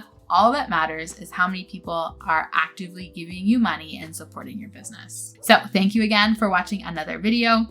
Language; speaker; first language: English; native; English